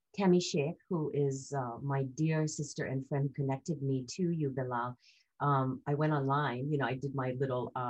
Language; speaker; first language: English; early bilingual, other home language; Hindi